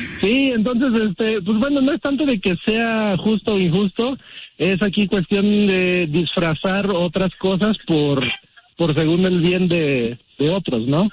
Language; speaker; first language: Spanish; early bilingual, heritage; Spanish